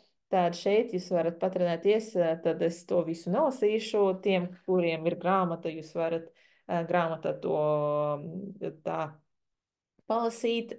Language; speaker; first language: Latvian; non-native, fluent; Chinese